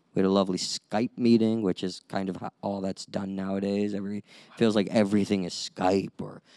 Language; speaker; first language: English; native; English